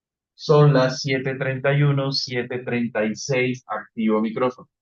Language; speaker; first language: Spanish; native; Spanish